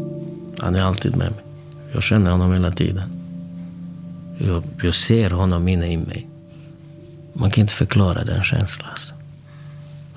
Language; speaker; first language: Swedish; non-native, fluent; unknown